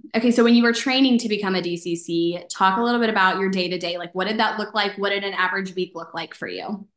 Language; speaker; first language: English; native; English